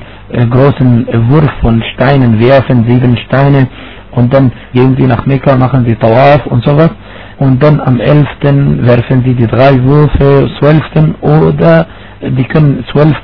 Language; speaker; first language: German; non-native, fluent; Arabic